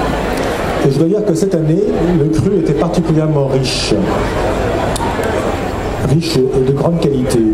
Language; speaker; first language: French; native; French